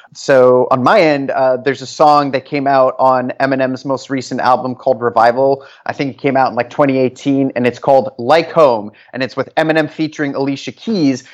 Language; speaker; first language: English; non-native, fluent; Norwegian